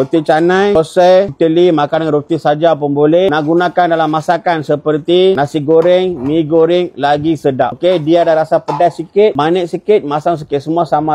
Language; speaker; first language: Malay; native; Malay